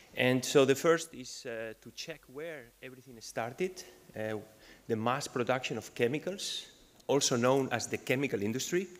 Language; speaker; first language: English; non-native, fluent; Spanish